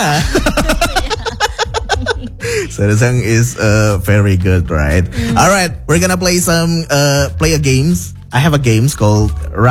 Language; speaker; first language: English; non-native, fluent; Indonesian